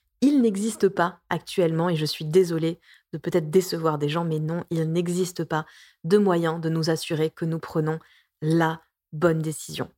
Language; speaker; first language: French; native; French